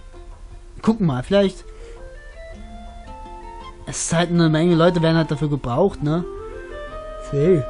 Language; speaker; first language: German; native; German